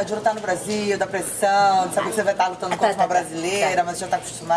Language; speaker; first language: Portuguese; native; Portuguese